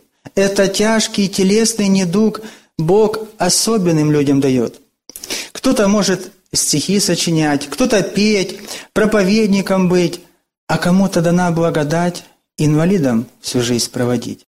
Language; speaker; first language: Russian; native; Russian